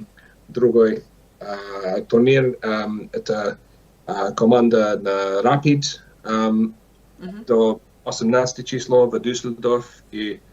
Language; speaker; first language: Russian; non-native, learner; English